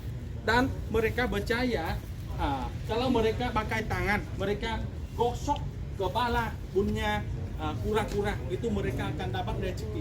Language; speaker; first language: Indonesian; non-native, fluent; Vietnamese